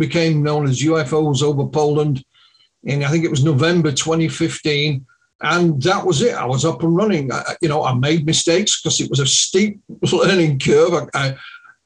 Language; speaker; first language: English; native; English